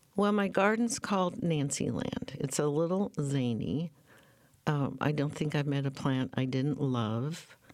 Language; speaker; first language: English; native; English